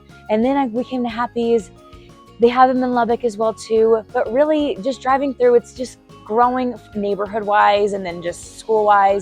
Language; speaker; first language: English; native; English